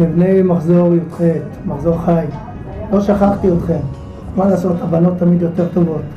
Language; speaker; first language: Hebrew; native; Hebrew